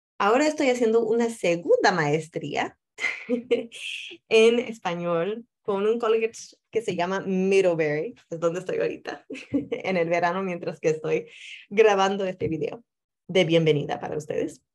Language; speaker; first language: Spanish; early bilingual, heritage; Spanish